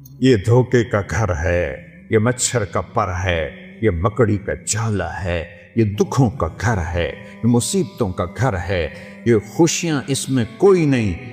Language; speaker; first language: Urdu; non-native, local second language; Saraiki